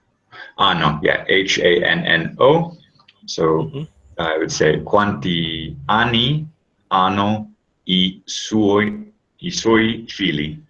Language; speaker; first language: Italian; non-native, learner; English